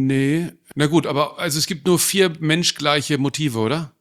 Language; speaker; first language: German; native; German